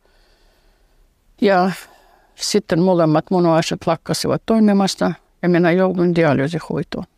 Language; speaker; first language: Finnish; non-native, fluent; Russian